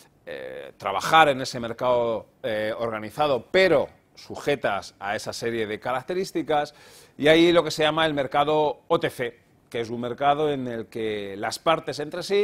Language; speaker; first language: Spanish; native; Spanish